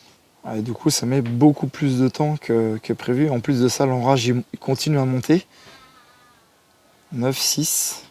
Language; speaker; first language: French; native; French